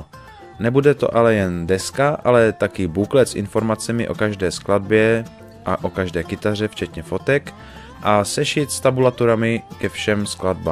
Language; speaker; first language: Czech; native; Czech